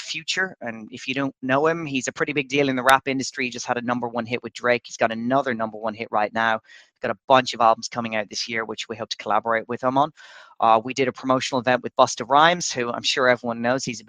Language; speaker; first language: English; native; English